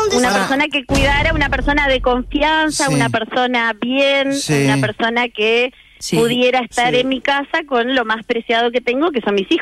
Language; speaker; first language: Spanish; native; Spanish